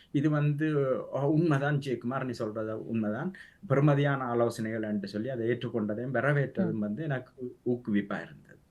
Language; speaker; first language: Tamil; native; Tamil